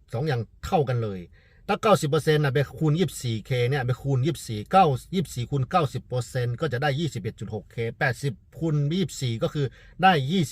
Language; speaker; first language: Thai; non-native, fluent; Chinese